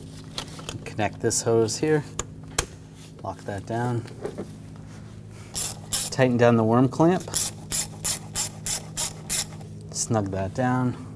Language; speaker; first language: English; native; English